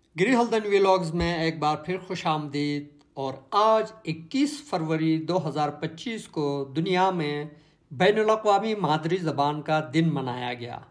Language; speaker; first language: Urdu; non-native, local second language; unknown